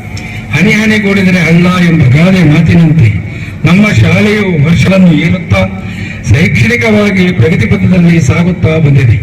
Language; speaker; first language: Kannada; native; Kannada